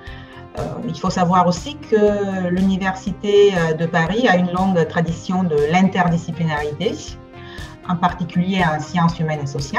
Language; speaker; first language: French; non-native, fluent; Bulgarian